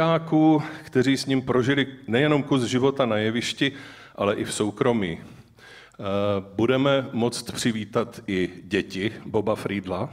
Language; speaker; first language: Czech; native; Czech